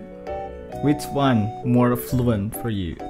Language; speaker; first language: English; non-native, fluent; Indonesian